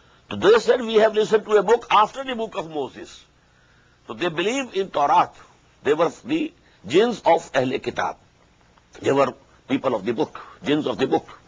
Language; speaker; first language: English; non-native, local second language; Urdu